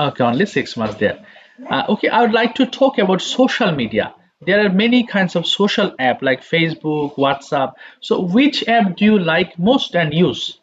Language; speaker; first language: English; non-native, fluent; Bangla